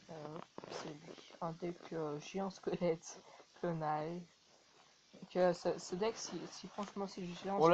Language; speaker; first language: French; native; French